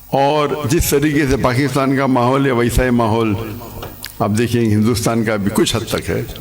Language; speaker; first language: Urdu; non-native, local second language; English